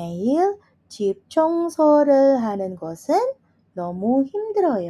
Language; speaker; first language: Korean; non-native, fluent; Indonesian